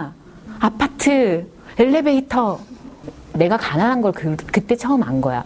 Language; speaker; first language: Korean; native; Korean